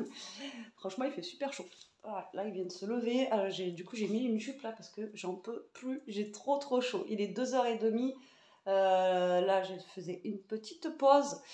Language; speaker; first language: French; native; French